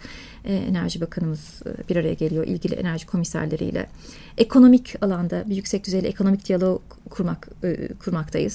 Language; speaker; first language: Turkish; native; Turkish